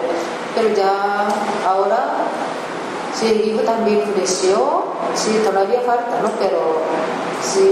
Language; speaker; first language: Spanish; non-native, learner; Japanese